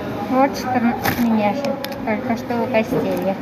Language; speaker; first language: Russian; non-native, fluent; Tajik